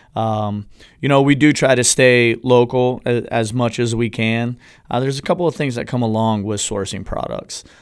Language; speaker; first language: English; native; English